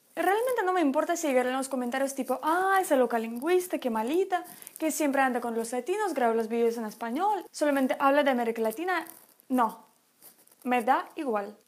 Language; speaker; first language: Spanish; non-native, fluent; Russian